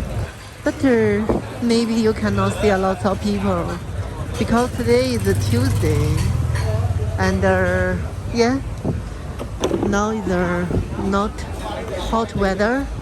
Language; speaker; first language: English; non-native, learner; Chinese